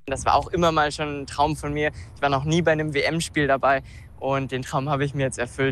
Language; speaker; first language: German; native; German